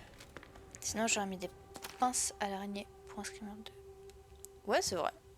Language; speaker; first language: French; native; French